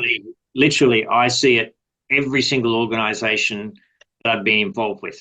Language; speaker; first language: English; native; English